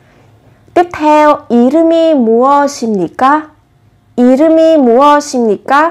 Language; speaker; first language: Korean; non-native, fluent; Vietnamese